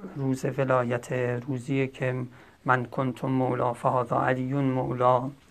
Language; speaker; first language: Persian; native; Persian